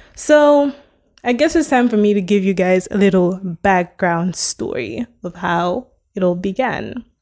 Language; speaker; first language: English; non-native, local second language; Nyanja